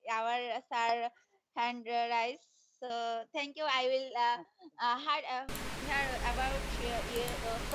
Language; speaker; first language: English; non-native, learner; Bangla